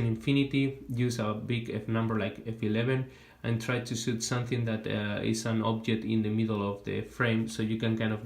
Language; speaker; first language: English; non-native, fluent; Spanish